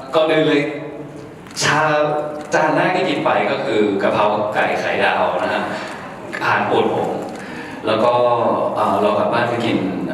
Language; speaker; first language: Thai; early bilingual, heritage; Thai